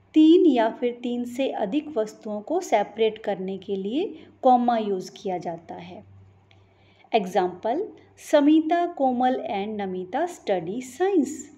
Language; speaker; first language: Hindi; native; Hindi